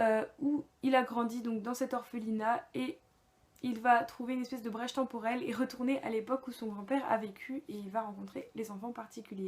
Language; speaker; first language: French; native; French